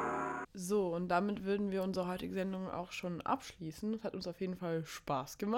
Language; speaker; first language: German; native; German